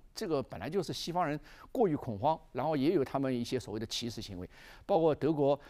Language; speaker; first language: Chinese; native; Chinese